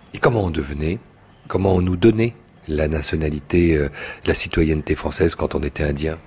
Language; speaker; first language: French; native; French